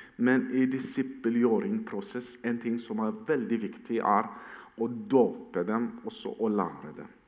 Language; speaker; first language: Norwegian; non-native, fluent; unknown